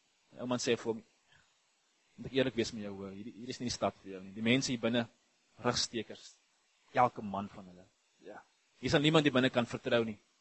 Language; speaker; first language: Afrikaans; native; Afrikaans